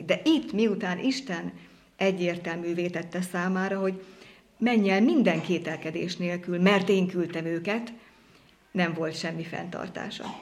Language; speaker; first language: Hungarian; native; Hungarian